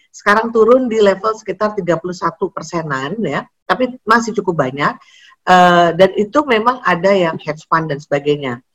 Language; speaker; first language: Indonesian; native; Indonesian